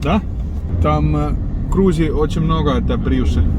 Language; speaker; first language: Russian; non-native, fluent; Estonian